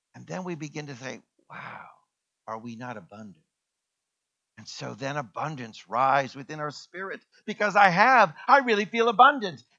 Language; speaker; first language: English; native; English